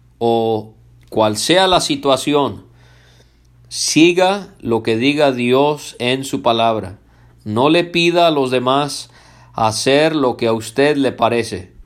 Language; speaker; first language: Spanish; early bilingual, other home language; English